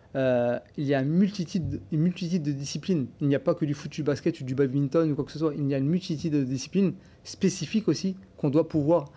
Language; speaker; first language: French; native; French